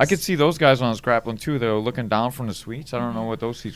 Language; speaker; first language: English; native; English